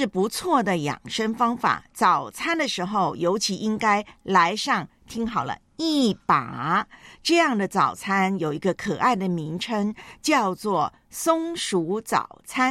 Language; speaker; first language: Chinese; native; Chinese